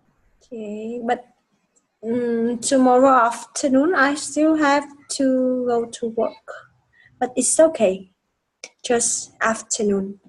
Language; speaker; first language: English; non-native, fluent; Vietnamese